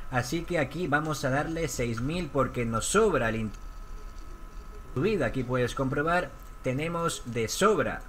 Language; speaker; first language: Spanish; native; Spanish